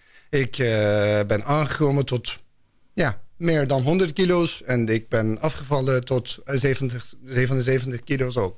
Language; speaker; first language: Dutch; non-native, fluent; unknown